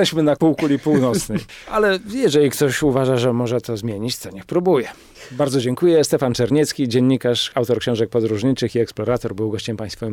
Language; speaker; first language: Polish; native; Polish